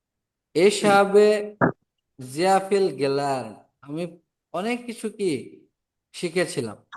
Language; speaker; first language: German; non-native, fluent; Bangla